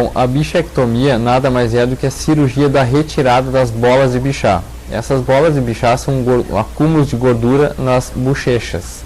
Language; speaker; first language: Portuguese; native; Portuguese